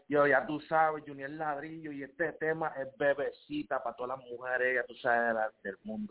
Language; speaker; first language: Spanish; native; Spanish